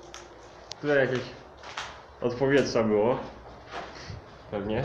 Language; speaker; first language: Polish; native; Polish